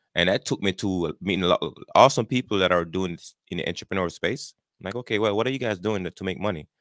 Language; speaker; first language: English; non-native, local second language; Jamaican Creole English